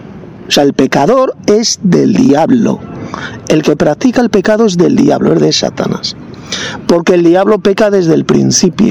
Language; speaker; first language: Spanish; native; Spanish